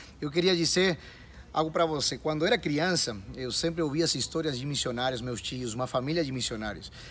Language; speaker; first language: Portuguese; non-native, fluent; Spanish